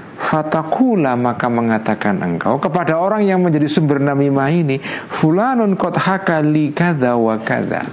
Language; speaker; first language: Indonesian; non-native, local second language; Javanese